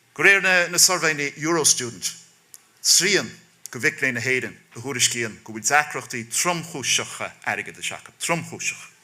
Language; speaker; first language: Irish; native; Irish